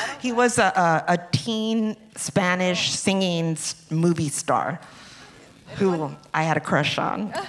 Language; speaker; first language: English; early bilingual, other home language; Spanish